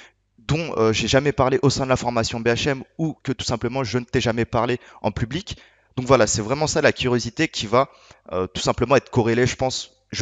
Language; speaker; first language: French; native; French